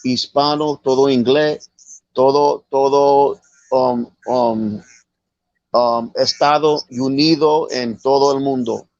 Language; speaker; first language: Spanish; early bilingual, heritage; Spanish